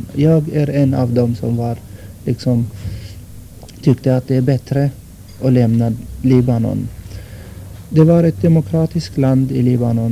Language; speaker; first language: Swedish; non-native, fluent; Armenian